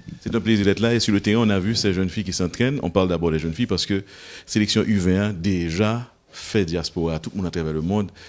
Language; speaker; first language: French; non-native, local second language; Haitian Creole